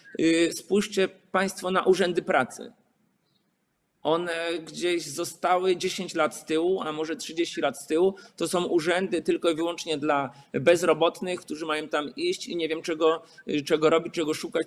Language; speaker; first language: Polish; native; Polish